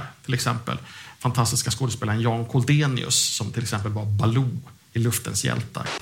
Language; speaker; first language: Swedish; native; Swedish